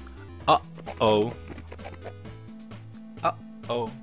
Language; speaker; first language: German; native; German